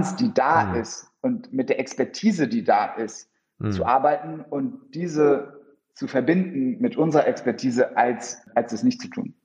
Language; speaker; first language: German; native; German